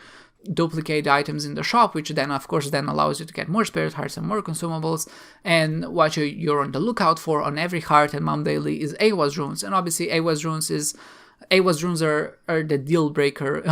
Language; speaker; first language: English; non-native, fluent; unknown